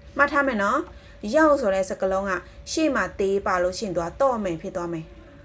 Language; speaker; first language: Burmese; non-native, local second language; Shan